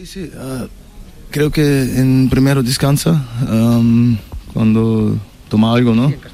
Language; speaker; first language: Spanish; non-native, learner; German